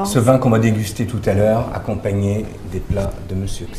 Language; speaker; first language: French; native; French